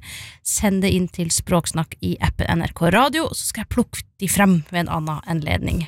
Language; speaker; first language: Norwegian; native; Norwegian